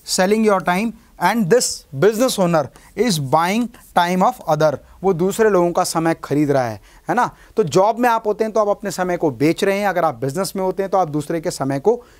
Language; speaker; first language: Hindi; native; Hindi